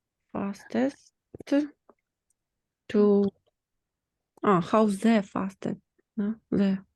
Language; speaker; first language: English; non-native, learner; Ukrainian